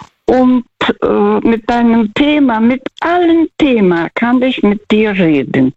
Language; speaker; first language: German; non-native, fluent; Russian